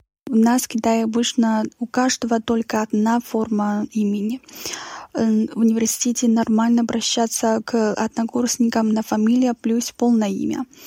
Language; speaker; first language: Russian; non-native, fluent; Chinese